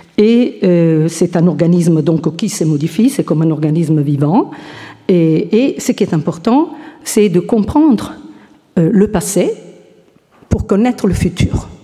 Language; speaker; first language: French; non-native, fluent; Italian